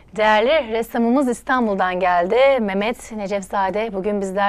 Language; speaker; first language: Turkish; native; Turkish